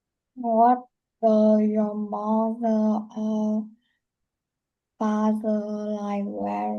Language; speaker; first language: English; non-native, learner; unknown